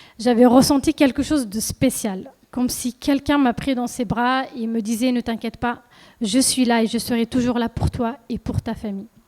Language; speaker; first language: French; early bilingual, other home language; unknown